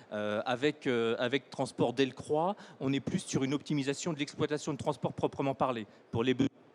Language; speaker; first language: French; native; French